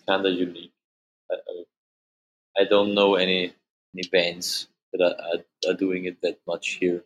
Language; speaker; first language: English; non-native, fluent; German